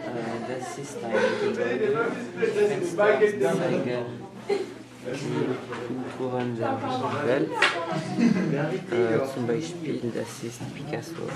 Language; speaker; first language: German; non-native, learner; French